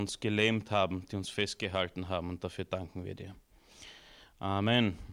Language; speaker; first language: German; early bilingual, other home language; Romanian